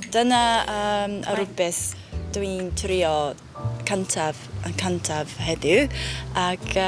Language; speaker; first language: Welsh; non-native, learner; Japanese